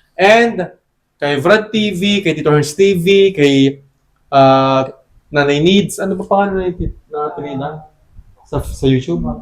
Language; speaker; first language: Filipino; native; Filipino